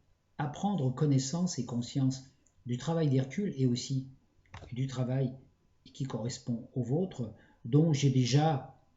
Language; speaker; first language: French; native; French